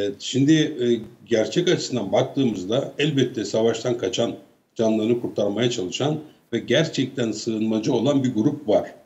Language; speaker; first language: Turkish; native; Turkish